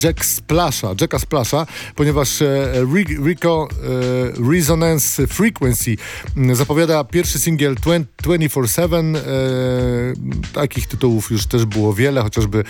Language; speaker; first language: Polish; native; Polish